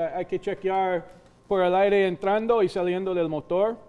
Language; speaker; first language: Spanish; non-native, fluent; English